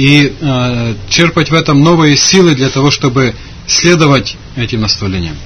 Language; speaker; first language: Russian; native; Russian